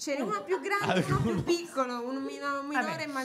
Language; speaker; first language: Italian; native; Italian